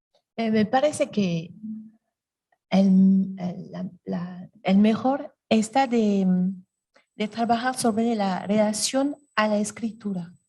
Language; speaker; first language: Spanish; non-native, learner; French